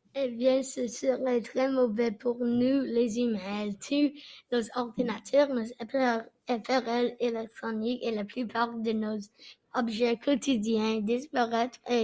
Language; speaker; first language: French; non-native, learner; English